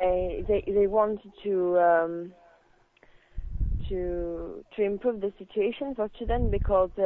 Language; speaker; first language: English; non-native, learner; French